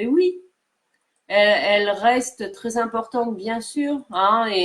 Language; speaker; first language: French; native; French